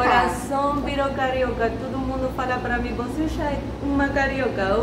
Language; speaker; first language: Portuguese; non-native, learner; Spanish